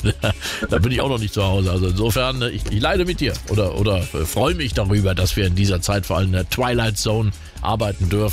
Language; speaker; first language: German; native; German